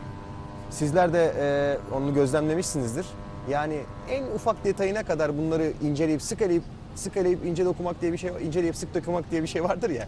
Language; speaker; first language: Turkish; native; Turkish